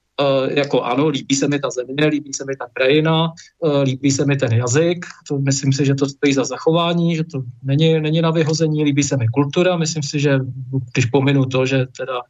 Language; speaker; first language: Czech; native; Czech